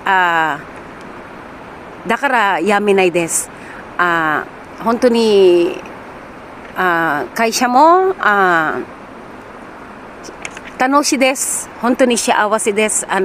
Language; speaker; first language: Japanese; non-native, learner; Filipino